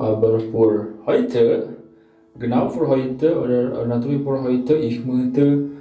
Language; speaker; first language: German; non-native, learner; Indonesian